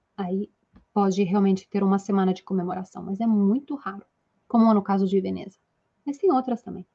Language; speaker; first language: Portuguese; non-native, fluent; Italian